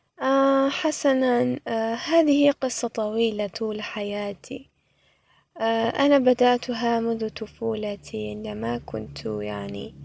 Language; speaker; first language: Arabic; non-native, fluent; Persian